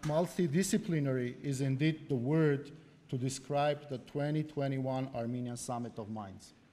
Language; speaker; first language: English; non-native, fluent; Armenian